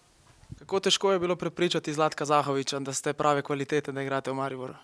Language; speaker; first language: Slovenian; native; Slovenian